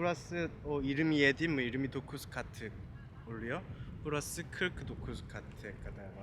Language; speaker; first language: Turkish; non-native, learner; Korean